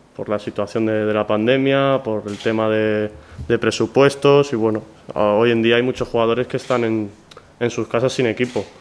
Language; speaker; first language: Spanish; native; Spanish